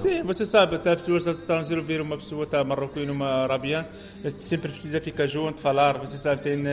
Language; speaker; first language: Portuguese; non-native, learner; Arabic